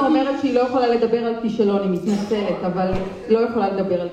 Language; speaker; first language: Hebrew; native; Hebrew